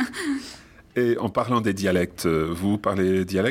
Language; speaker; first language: French; non-native, fluent; English